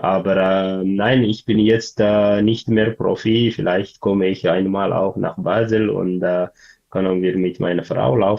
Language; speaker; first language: German; non-native, learner; Tigrinya